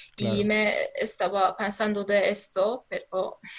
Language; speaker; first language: Spanish; non-native, learner; Turkish